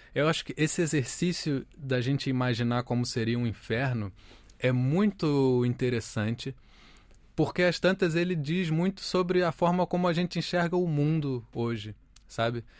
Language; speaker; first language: Portuguese; native; Portuguese